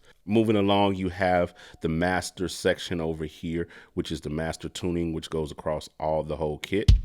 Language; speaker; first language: English; native; English